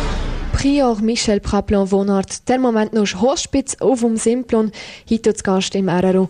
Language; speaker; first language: German; native; German